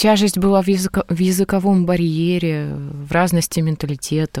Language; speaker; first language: Russian; native; Russian